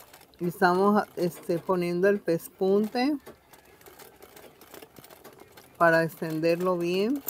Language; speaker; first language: Spanish; native; Spanish